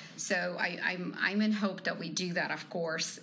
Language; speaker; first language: English; non-native, fluent; Ukrainian